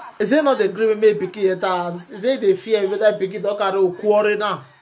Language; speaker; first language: Nigerian Pidgin; native; Nigerian Pidgin